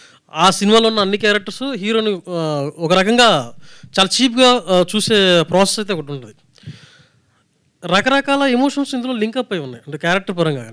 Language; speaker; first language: Telugu; native; Telugu